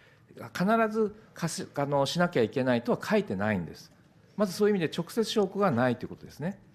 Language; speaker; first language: Japanese; native; Japanese